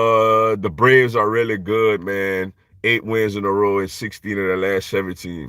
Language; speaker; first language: English; native; English